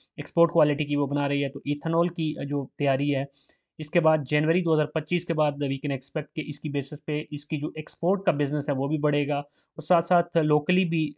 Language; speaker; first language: Urdu; native; Urdu